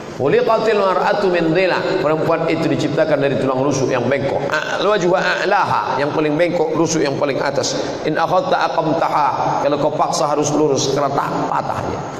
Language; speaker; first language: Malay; native; Malay